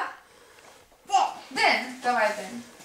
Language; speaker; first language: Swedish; non-native, fluent; Russian